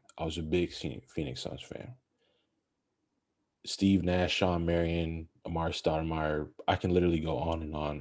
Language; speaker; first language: English; native; English